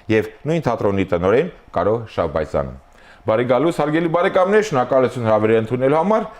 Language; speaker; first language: Armenian; native; Armenian